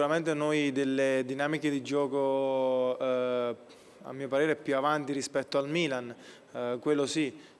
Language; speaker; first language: Italian; native; Italian